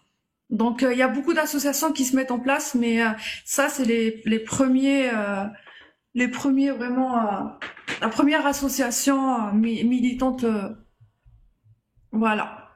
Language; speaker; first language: French; native; French